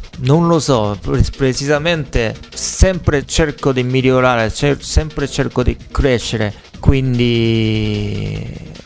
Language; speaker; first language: Italian; non-native, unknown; Japanese